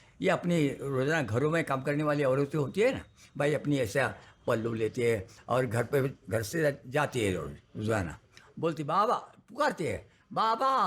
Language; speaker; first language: Hindi; non-native, local second language; Marathi